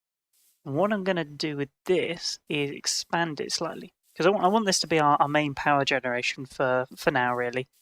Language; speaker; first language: English; native; English